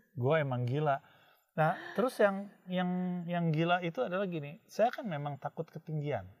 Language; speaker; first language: Indonesian; native; Indonesian